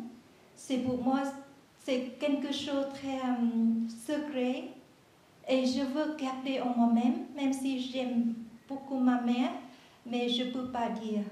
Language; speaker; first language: French; non-native, learner; Vietnamese